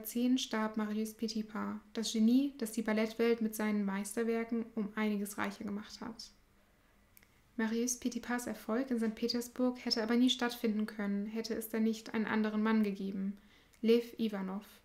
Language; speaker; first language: German; native; German